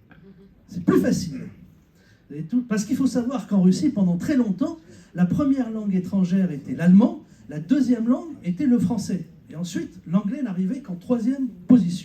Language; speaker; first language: French; native; French